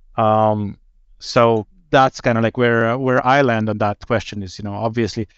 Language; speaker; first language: English; non-native, fluent; Slovenian